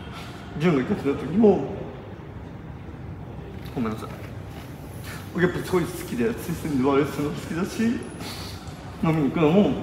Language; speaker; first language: Japanese; native; Japanese